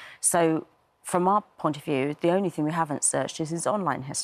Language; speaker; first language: English; native; English